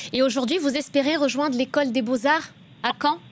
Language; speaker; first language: French; native; French